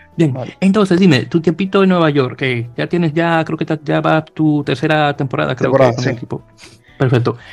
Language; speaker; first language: Spanish; native; Spanish